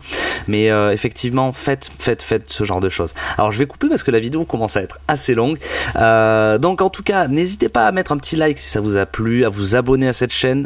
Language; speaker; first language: French; native; French